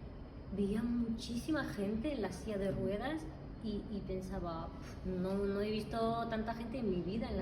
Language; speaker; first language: Spanish; non-native, fluent; Russian